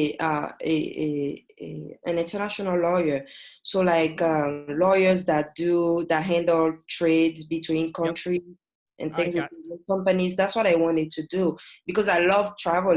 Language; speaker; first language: English; non-native, fluent; French